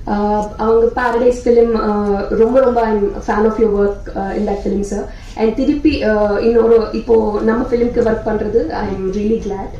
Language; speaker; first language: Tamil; non-native, learner; Telugu